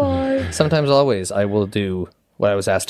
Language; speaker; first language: English; native; English